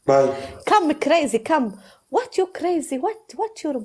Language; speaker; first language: English; non-native, learner; Arabic